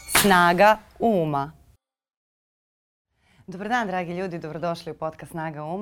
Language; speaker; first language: Serbian; native; Serbian